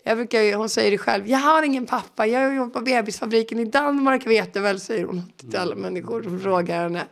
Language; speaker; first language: Swedish; native; Swedish